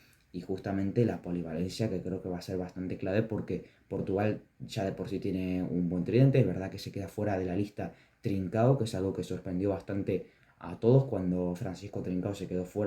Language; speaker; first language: Spanish; native; Spanish